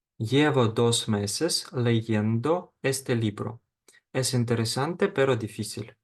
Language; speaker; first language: Spanish; non-native, fluent; Ukrainian